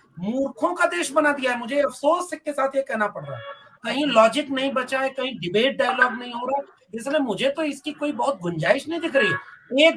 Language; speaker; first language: Hindi; non-native, local second language; Bhojpuri